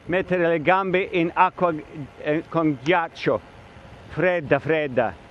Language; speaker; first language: Italian; non-native, learner; English